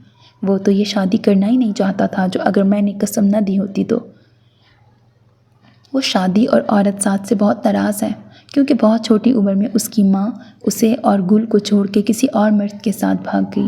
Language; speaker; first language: Urdu; native; Urdu